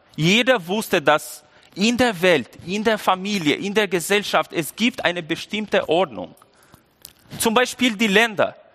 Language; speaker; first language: German; non-native, fluent; Albanian